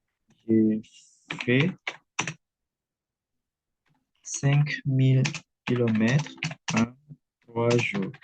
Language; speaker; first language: French; non-native, fluent; Indonesian